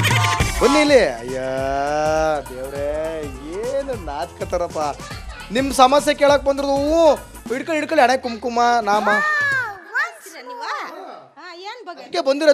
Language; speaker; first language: Kannada; native; Kannada